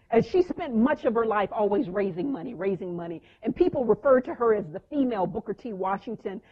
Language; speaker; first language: English; native; English